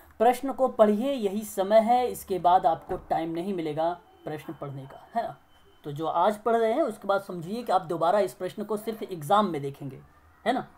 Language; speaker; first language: Hindi; native; Hindi